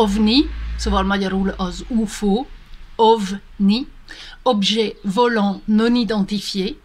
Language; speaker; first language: Hungarian; early bilingual, heritage; Hungarian